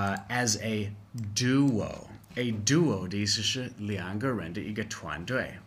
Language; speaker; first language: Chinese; non-native, fluent; English